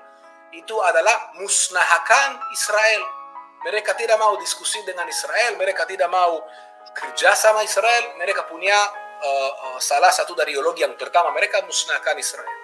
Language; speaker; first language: Indonesian; non-native, fluent; Hebrew